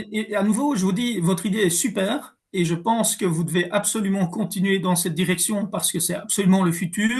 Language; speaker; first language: French; native; French